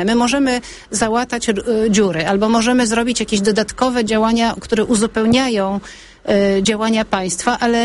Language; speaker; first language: Polish; native; Polish